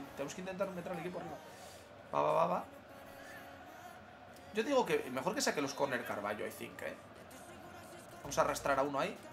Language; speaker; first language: Spanish; native; Spanish